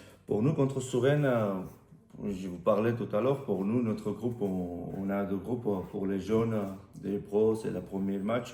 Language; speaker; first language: French; non-native, learner; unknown